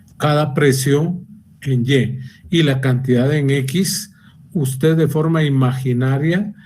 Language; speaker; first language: Spanish; native; Spanish